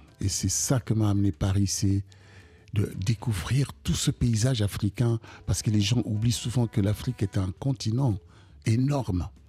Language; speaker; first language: French; non-native, local second language; Kongo